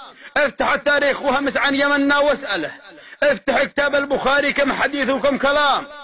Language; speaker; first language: Arabic; native; Arabic